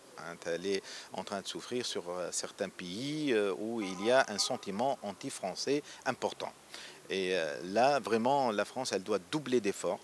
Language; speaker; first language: French; non-native, local second language; Arabic